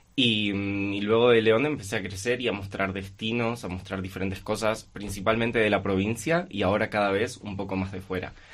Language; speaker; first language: Spanish; native; Spanish